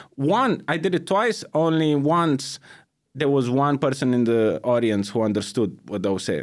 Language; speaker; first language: English; non-native, fluent; Romanian